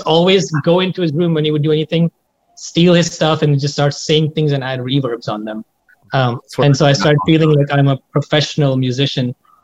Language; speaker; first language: English; non-native, local second language; Hindi